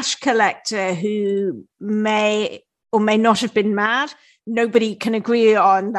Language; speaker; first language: English; native; English